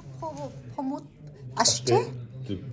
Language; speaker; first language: French; non-native, learner; Japanese